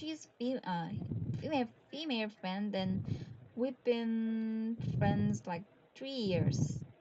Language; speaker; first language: English; non-native, learner; Korean